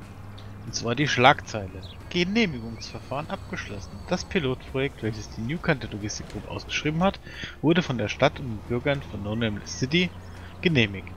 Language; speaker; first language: German; native; German